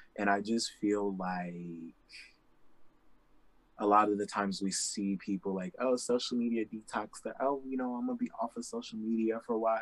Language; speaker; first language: English; native; English